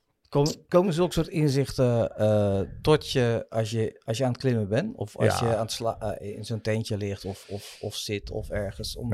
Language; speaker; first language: Dutch; native; Dutch